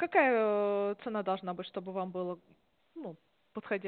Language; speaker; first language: Russian; native; Russian